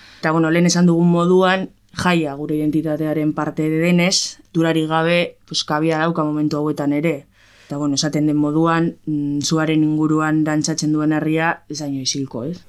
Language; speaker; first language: Basque; native; Basque